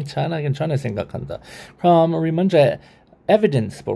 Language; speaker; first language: Korean; non-native, learner; English